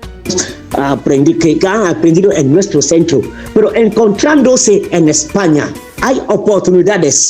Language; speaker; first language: Spanish; non-native, fluent; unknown